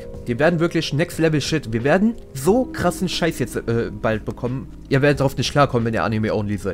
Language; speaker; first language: German; native; German